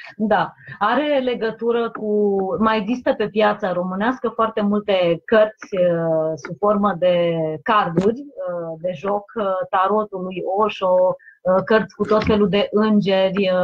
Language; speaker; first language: Romanian; native; Romanian